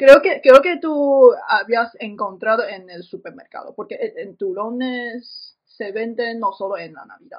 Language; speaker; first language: Spanish; non-native, fluent; Chinese